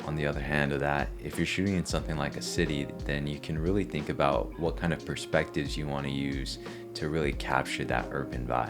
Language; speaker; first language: English; native; English